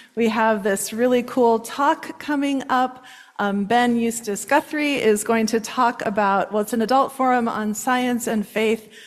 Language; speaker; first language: English; native; English